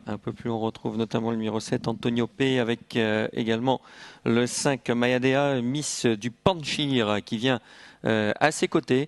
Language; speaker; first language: French; native; French